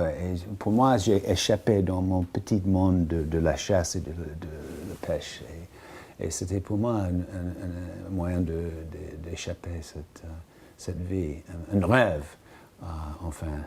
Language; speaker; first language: French; non-native, fluent; English